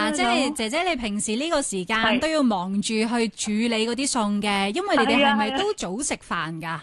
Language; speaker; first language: Cantonese; native; Cantonese